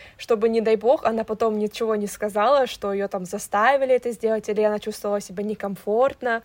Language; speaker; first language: Russian; native; Russian